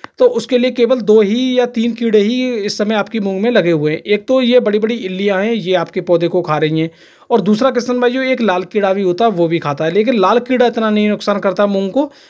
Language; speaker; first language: Hindi; native; Hindi